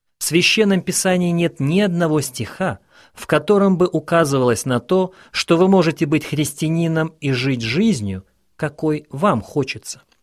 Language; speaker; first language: Russian; non-native, local second language; Ukrainian